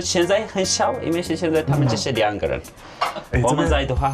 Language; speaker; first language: Chinese; non-native, fluent; Turkish